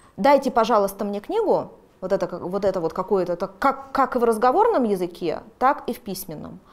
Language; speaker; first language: Russian; native; Russian